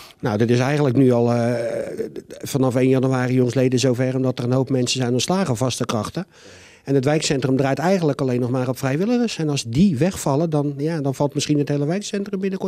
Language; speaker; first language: Dutch; native; Dutch